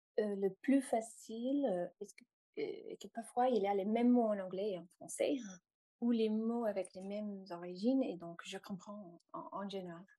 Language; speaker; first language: French; non-native, fluent; English